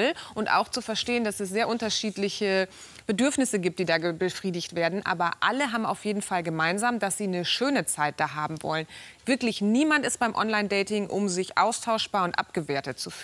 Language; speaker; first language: German; native; German